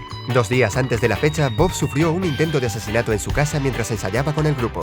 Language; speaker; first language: Spanish; native; Spanish